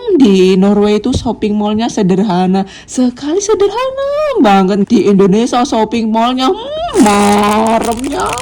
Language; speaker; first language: Indonesian; native; Indonesian